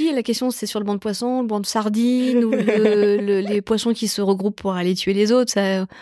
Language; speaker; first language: French; native; French